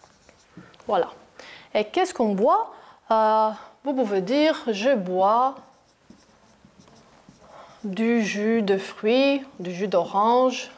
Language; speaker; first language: French; non-native, fluent; Greek